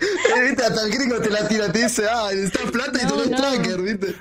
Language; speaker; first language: Spanish; native; Spanish